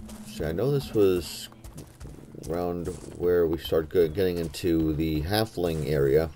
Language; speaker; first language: English; native; English